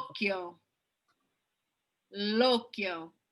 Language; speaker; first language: Italian; non-native, fluent; English